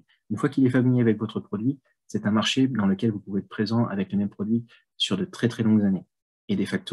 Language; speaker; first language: French; native; French